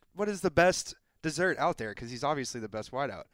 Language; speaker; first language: English; native; English